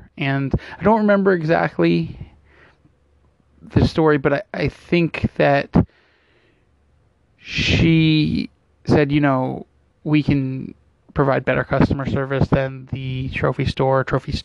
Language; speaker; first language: English; native; English